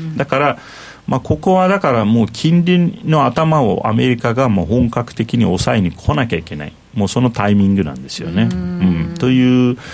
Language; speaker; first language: Japanese; non-native, fluent; Turkish